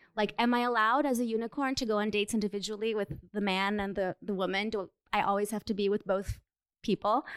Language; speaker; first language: English; non-native, fluent; Portuguese